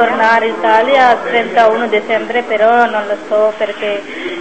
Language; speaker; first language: Italian; non-native, learner; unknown